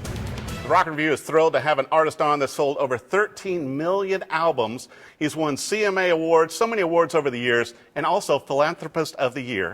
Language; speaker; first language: English; native; English